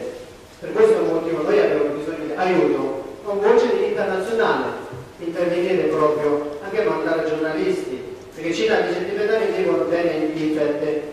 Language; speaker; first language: Italian; non-native, learner; Tibetan